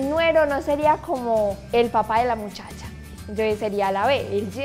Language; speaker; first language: Spanish; native; Spanish